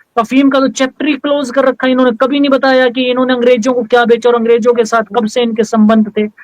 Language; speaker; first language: Hindi; native; Hindi